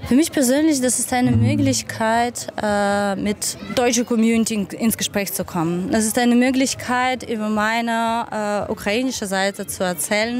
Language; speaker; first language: German; non-native, fluent; Ukrainian